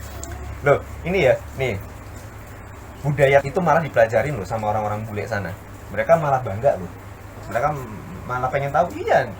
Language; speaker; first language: Indonesian; native; Indonesian